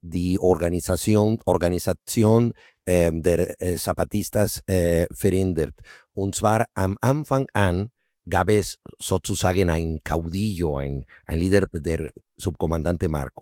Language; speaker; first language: German; non-native, fluent; Spanish